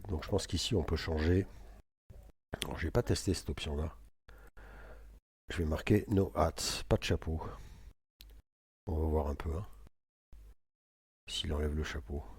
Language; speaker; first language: French; native; French